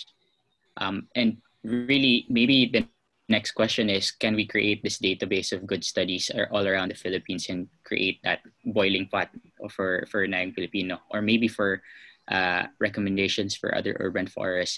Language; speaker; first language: English; non-native, local second language; Cebuano